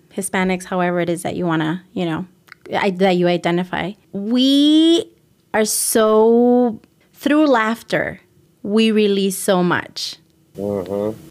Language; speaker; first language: English; early bilingual, other home language; Spanish